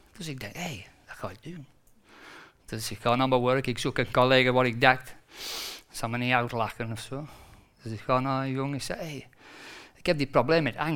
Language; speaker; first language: Dutch; non-native, fluent; English